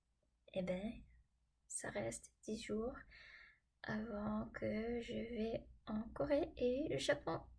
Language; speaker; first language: French; non-native, fluent; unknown